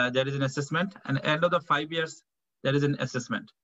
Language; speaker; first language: English; non-native, local second language; Bangla